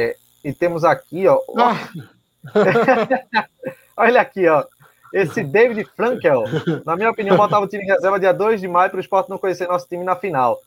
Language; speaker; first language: Portuguese; native; Portuguese